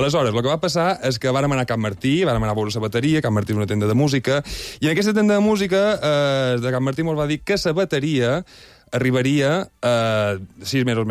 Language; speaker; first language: Catalan; native; Catalan